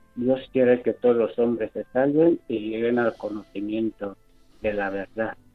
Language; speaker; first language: Spanish; non-native, local second language; Fang